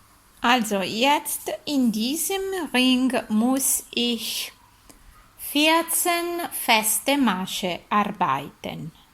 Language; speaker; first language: German; non-native, learner; Italian